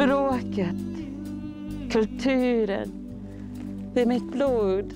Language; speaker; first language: Swedish; non-native, fluent; Māori